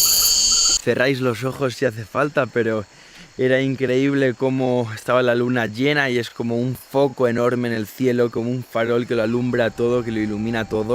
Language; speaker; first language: Spanish; native; Spanish